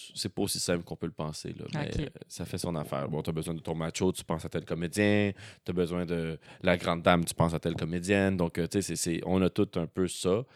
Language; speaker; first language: French; native; French